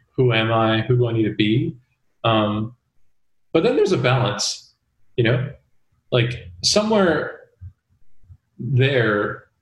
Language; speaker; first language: English; early bilingual, other home language; Korean